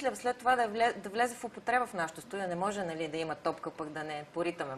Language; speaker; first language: Bulgarian; native; Bulgarian